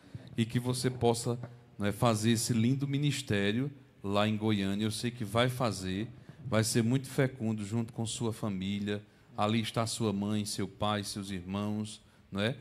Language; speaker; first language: Portuguese; native; Portuguese